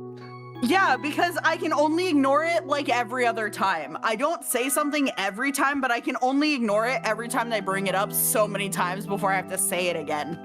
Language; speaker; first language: English; native; English